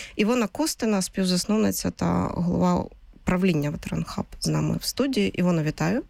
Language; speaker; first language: Ukrainian; native; Ukrainian